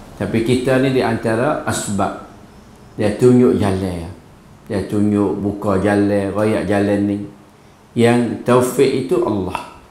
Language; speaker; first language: Malay; native; Malay